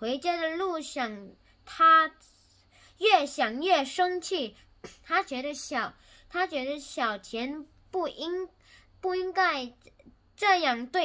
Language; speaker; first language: Chinese; non-native, learner; Korean